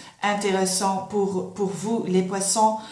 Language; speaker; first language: French; non-native, fluent; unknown